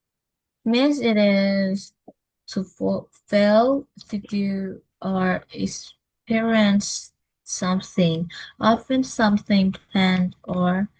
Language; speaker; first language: English; non-native, learner; Vietnamese